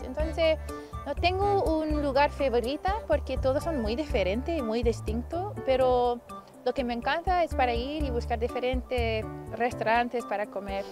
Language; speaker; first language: Spanish; non-native, learner; English